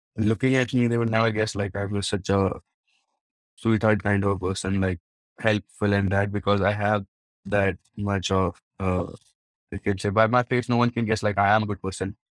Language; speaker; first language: English; non-native, local second language; Hindi